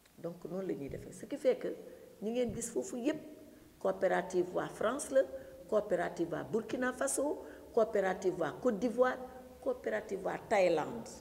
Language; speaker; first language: Wolof; non-native, local second language; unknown